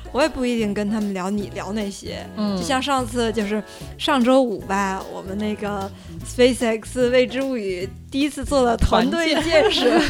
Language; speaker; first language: Chinese; native; Chinese